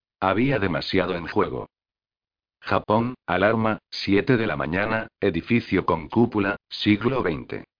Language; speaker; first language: Spanish; native; Spanish